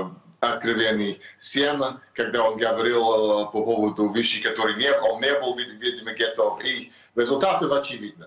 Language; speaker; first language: Russian; non-native, fluent; English